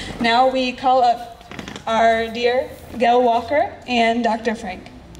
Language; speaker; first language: English; native; English